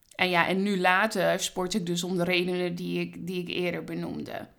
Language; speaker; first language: Dutch; native; Dutch